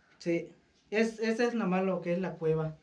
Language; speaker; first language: Spanish; native; Spanish